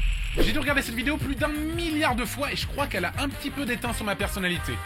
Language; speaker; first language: French; native; French